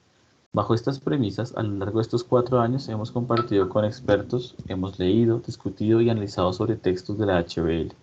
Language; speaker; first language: Spanish; native; Spanish